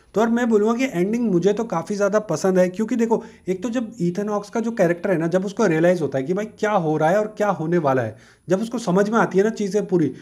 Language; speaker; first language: Hindi; native; Hindi